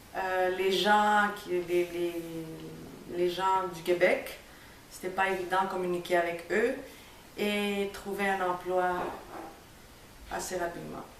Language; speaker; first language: French; early bilingual, other home language; Greek